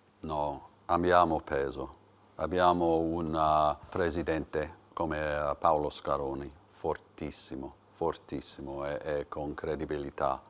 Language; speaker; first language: Italian; non-native, learner; English